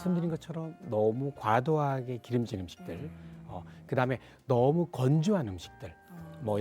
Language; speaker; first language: Korean; native; Korean